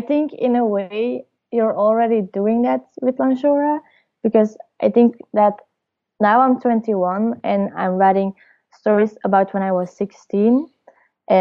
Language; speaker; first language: English; non-native, fluent; Dutch